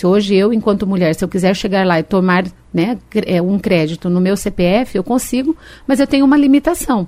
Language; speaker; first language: Portuguese; native; Portuguese